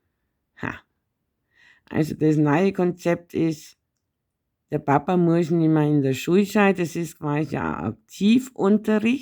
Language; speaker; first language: German; native; German